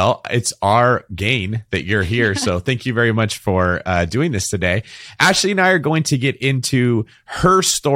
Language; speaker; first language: English; native; English